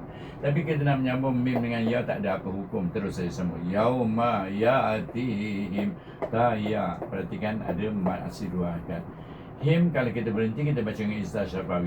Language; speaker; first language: Malay; native; Malay